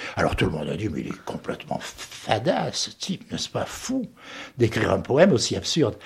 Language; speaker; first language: French; native; French